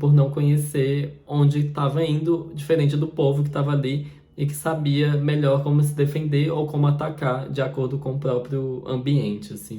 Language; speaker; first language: Portuguese; native; Portuguese